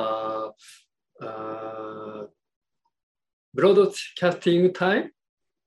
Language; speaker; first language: English; non-native, learner; Japanese